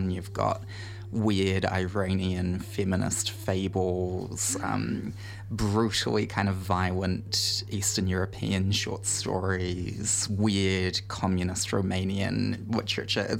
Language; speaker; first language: English; native; English